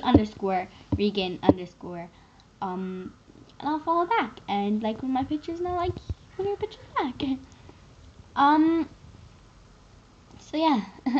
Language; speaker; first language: English; native; English